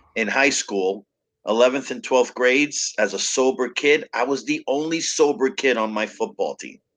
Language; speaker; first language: English; native; English